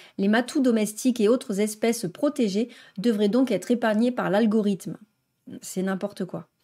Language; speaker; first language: French; native; French